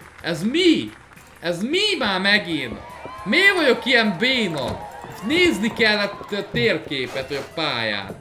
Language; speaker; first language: Hungarian; native; Hungarian